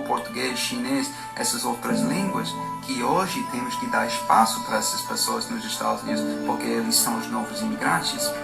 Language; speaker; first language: Portuguese; non-native, fluent; English